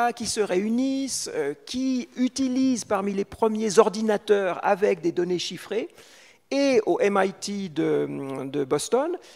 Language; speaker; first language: French; native; French